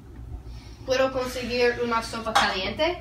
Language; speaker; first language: Spanish; non-native, learner; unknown